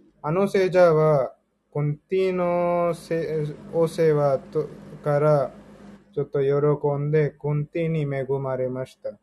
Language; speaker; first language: Japanese; non-native, learner; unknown